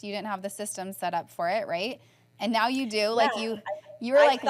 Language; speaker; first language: English; native; English